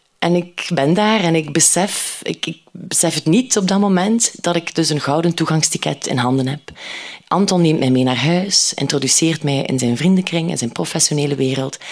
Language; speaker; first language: Dutch; native; Dutch